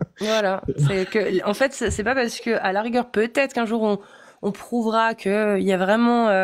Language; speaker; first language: French; native; French